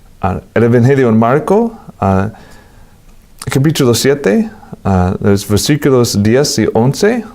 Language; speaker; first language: Spanish; non-native, fluent; English